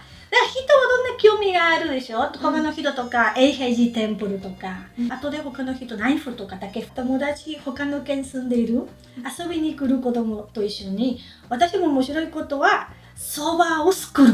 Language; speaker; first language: Japanese; non-native, learner; Spanish